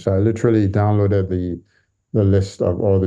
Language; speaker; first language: English; non-native, local second language; Yoruba